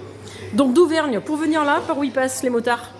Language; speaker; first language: French; native; French